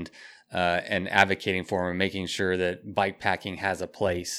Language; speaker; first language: English; native; English